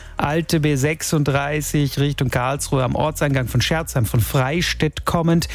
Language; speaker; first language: German; native; German